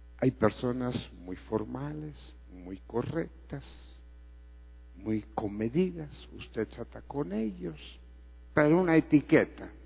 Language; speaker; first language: Spanish; non-native, fluent; Greek